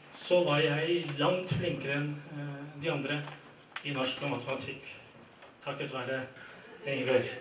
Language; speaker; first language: Norwegian; early bilingual, other home language; Urdu